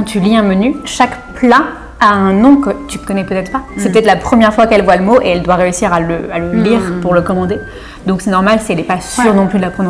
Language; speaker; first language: French; native; French